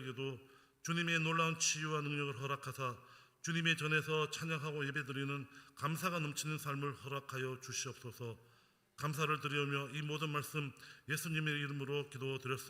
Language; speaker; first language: Korean; native; Korean